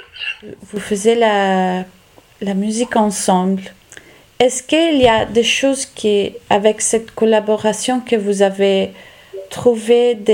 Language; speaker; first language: French; non-native, learner; Italian